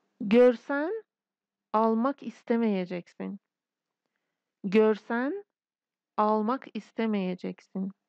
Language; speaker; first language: Turkish; non-native, fluent; Persian